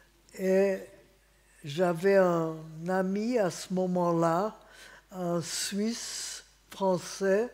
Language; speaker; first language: French; non-native, fluent; Hungarian